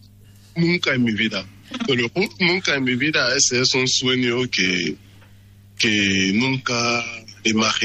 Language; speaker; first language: Spanish; non-native, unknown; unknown